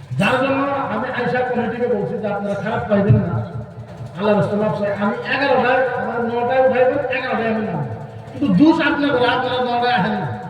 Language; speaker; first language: Bangla; native; Bangla